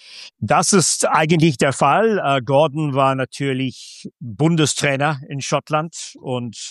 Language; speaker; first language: German; non-native, fluent; English